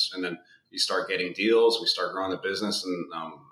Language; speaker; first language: English; native; English